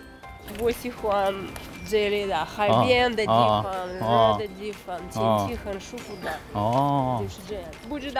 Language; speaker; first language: Chinese; non-native, learner; Russian